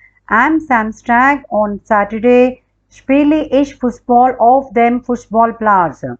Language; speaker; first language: German; non-native, fluent; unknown